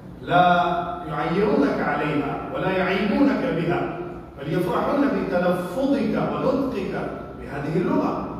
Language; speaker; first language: Arabic; non-native, fluent; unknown